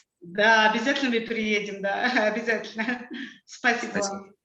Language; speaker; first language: Russian; non-native, fluent; Mongolian